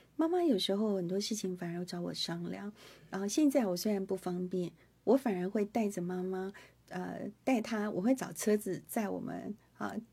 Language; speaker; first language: Chinese; non-native, local second language; Hakka Chinese